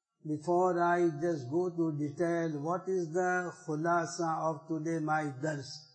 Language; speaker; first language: English; non-native, learner; Urdu